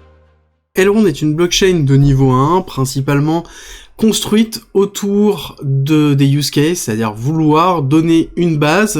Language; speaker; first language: French; native; French